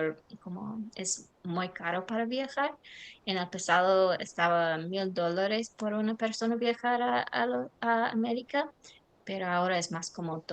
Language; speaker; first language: Spanish; non-native, learner; English